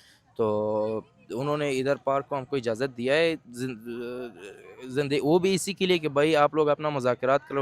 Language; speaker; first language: Hindi; non-native, fluent; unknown